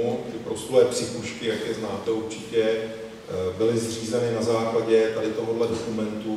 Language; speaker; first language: Czech; native; Czech